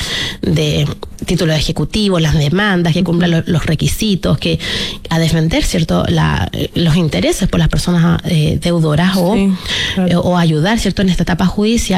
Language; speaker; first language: Spanish; native; Spanish